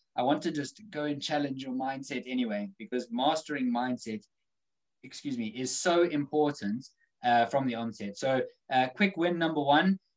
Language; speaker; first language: English; native; English